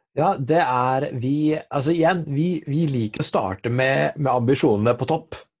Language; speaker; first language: Norwegian; native; Norwegian